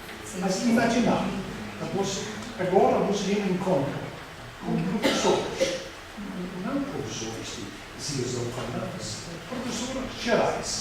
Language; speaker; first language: Portuguese; non-native, fluent; Danish